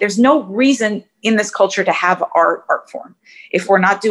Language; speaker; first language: English; native; English